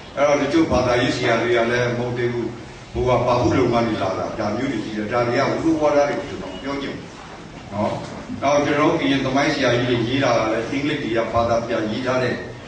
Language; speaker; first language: Burmese; non-native, local second language; S'gaw Karen